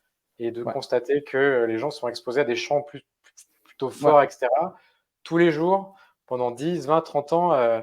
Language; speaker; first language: French; native; French